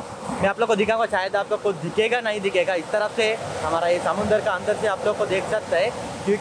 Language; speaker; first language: Hindi; non-native, fluent; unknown